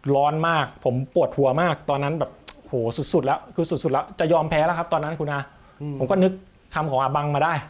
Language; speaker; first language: Thai; native; Thai